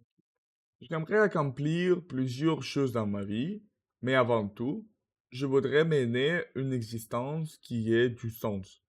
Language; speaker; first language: French; non-native, learner; Russian